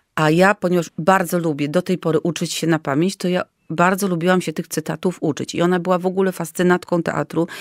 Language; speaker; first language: Polish; native; Polish